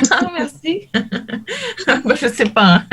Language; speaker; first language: French; non-native, learner; Portuguese